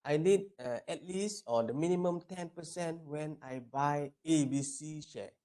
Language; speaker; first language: English; non-native, local second language; Malay